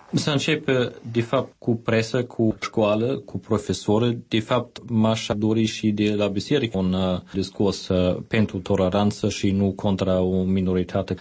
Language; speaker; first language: Romanian; non-native, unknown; German